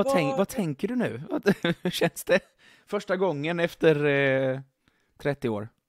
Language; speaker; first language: Swedish; native; Swedish